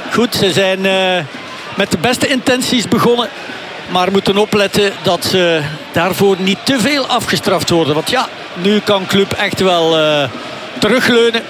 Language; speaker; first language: Dutch; native; Dutch